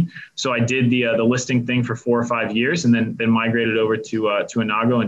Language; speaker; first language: English; native; English